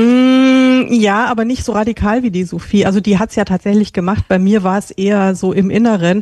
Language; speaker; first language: German; native; German